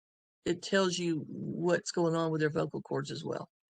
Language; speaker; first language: English; native; English